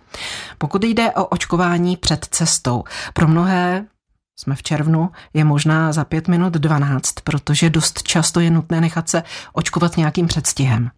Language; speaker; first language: Czech; native; Czech